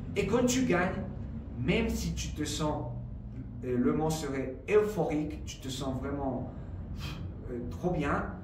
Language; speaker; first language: French; non-native, fluent; Spanish